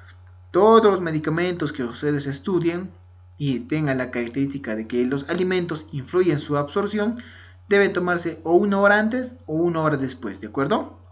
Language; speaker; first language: Spanish; native; Spanish